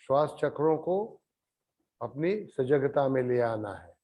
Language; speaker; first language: Hindi; non-native, local second language; Gujarati